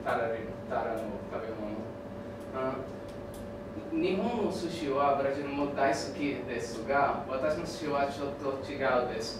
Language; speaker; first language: Japanese; non-native, learner; Portuguese